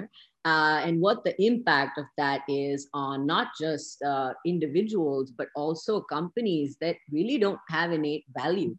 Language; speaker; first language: English; non-native, local second language; Urdu